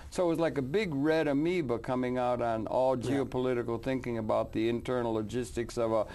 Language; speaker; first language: English; native; English